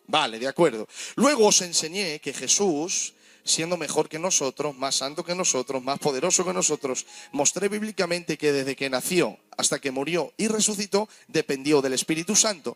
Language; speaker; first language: Spanish; native; Spanish